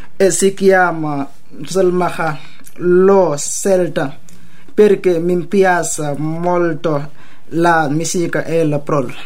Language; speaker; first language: Italian; non-native, fluent; Wolof